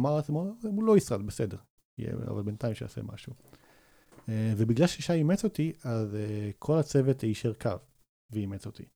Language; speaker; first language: Hebrew; native; Hebrew